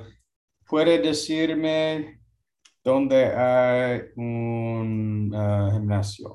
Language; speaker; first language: Spanish; non-native, learner; English